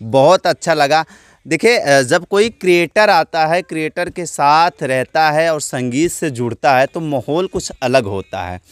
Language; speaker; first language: Hindi; native; Hindi